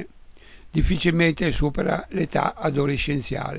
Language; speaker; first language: Italian; native; Italian